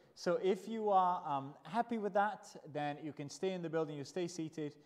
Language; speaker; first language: English; non-native, fluent; Portuguese